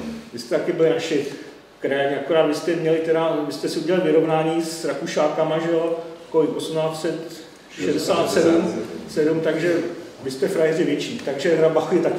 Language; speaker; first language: Czech; native; Czech